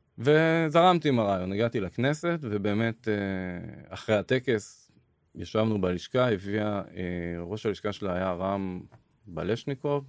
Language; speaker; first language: Hebrew; native; Hebrew